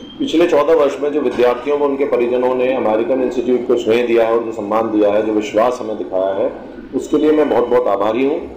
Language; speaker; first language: Hindi; native; Hindi